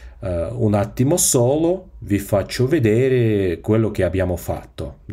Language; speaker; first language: Italian; non-native, fluent; Russian